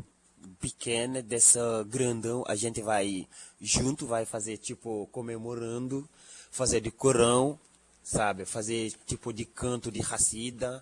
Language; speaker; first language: Portuguese; non-native, learner; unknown